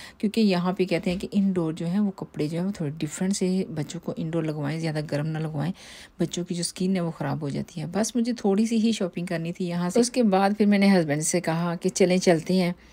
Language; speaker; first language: Urdu; native; Urdu